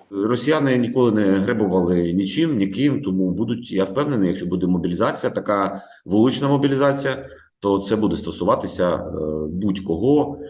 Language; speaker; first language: Ukrainian; native; Ukrainian